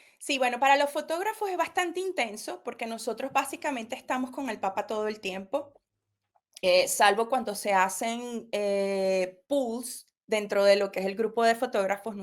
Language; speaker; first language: Spanish; native; Spanish